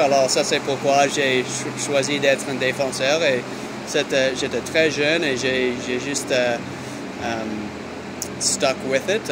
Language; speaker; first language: French; non-native, learner; English